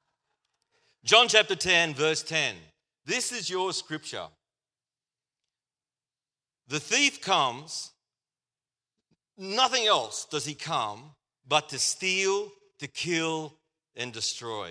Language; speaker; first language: English; native; English